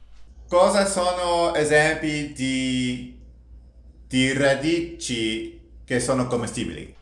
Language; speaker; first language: Italian; non-native, learner; English